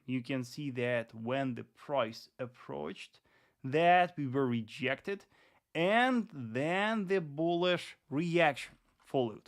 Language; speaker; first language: English; non-native, fluent; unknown